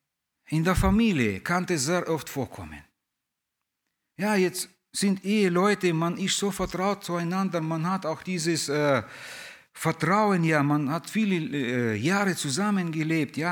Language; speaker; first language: German; non-native, fluent; Russian